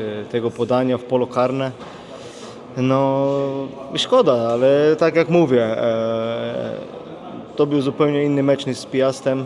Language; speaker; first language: Polish; non-native, fluent; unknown